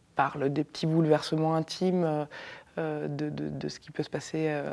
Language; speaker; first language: French; native; French